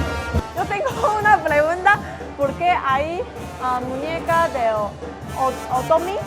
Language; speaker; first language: Spanish; non-native, learner; Chinese